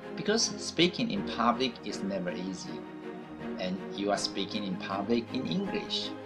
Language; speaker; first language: English; non-native, fluent; Chinese